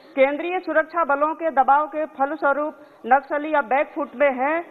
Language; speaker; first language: Hindi; native; Hindi